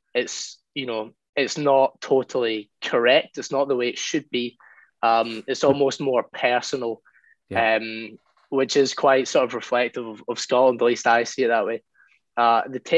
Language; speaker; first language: English; native; English